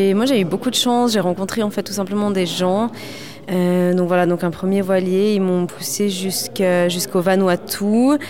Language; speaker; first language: French; native; French